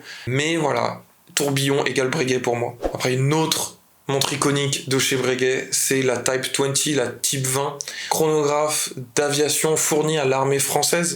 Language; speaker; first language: French; native; French